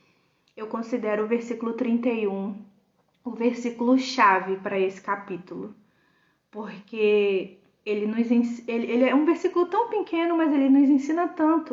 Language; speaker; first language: Portuguese; native; Portuguese